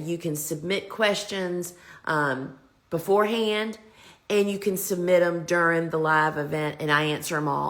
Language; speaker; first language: English; native; English